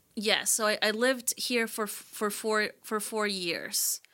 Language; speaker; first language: English; early bilingual, other home language; Spanish